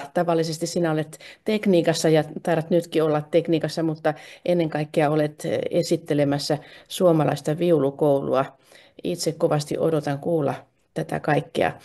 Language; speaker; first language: Finnish; native; Finnish